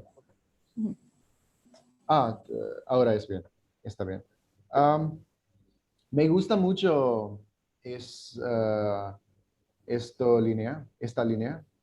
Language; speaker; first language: Spanish; non-native, learner; English